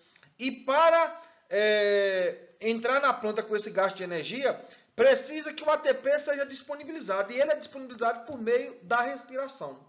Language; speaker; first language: Portuguese; native; Portuguese